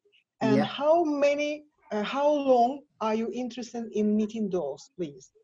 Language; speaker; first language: English; non-native, learner; Russian